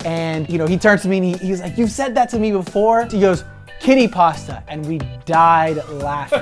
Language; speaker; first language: English; native; English